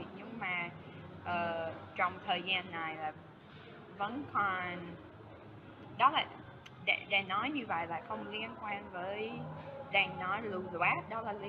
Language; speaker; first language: Vietnamese; non-native, fluent; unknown